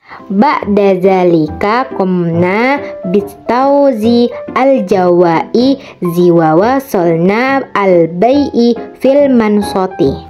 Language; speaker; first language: Arabic; non-native, learner; Indonesian